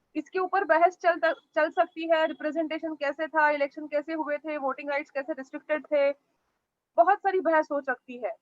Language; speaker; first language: Hindi; non-native, local second language; Marathi